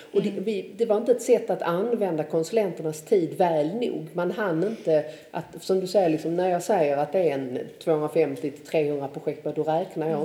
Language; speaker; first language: Swedish; native; Swedish